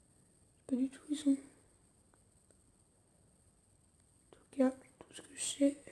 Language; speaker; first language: French; native; French